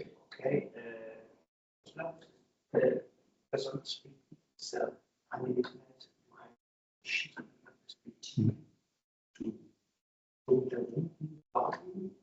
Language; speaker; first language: German; non-native, fluent; Italian